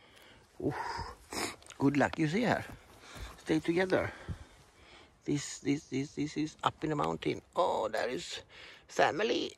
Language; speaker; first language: English; non-native, learner; Swedish